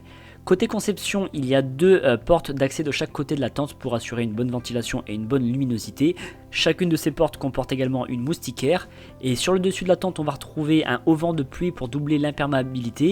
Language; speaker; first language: French; native; French